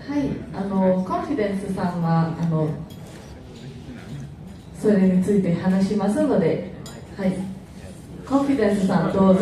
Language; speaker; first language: Japanese; non-native, fluent; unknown